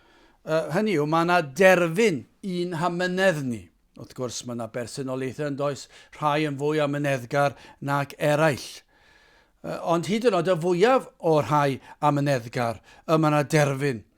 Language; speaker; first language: Welsh; native; Welsh